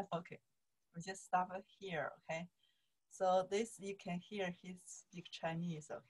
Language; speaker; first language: English; non-native, learner; Chinese